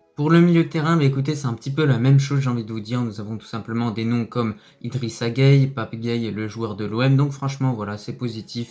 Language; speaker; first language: French; native; French